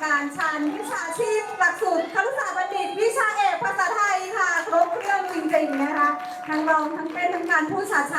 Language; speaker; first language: Thai; native; Thai